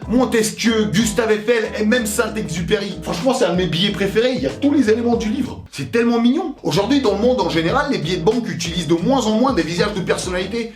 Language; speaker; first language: French; early bilingual, other home language; Russian